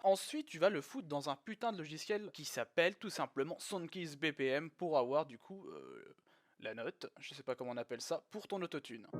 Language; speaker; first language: French; native; French